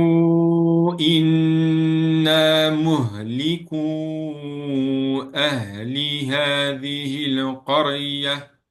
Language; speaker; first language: Arabic; non-native, fluent; French